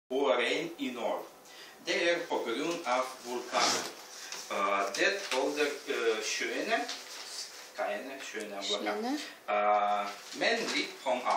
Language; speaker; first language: Norwegian; non-native, learner; Russian